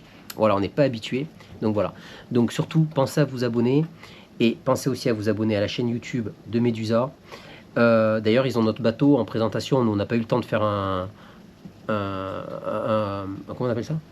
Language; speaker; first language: French; native; French